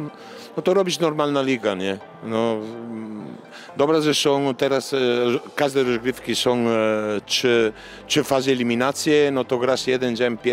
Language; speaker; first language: Polish; non-native, learner; Italian